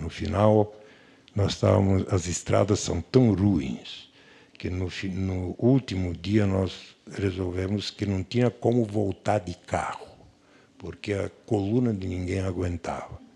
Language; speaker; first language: Portuguese; non-native, fluent; Bulgarian